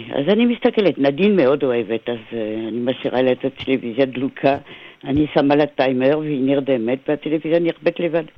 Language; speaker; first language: Hebrew; non-native, fluent; French